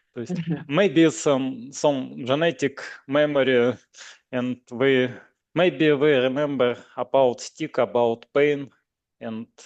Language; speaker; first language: English; non-native, learner; Russian